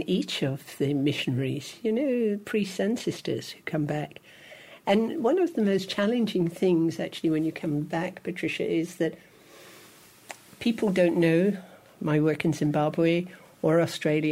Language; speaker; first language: English; native; English